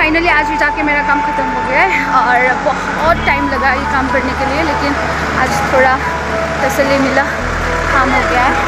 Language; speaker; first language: Hindi; non-native, local second language; Nepali